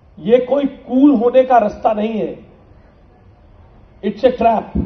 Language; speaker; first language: Hindi; native; Hindi